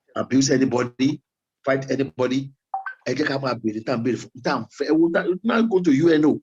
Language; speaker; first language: English; non-native, local second language; Yoruba